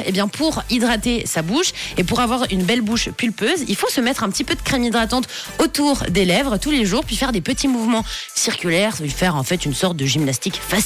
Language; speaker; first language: French; native; French